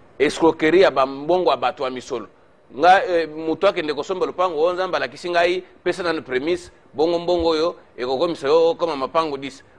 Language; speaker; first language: Lingala; native; Lingala